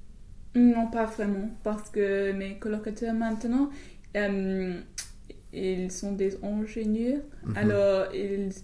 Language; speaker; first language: French; non-native, fluent; English